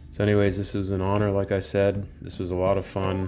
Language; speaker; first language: English; native; English